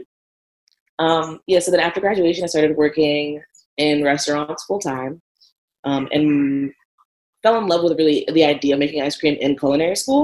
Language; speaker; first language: English; native; English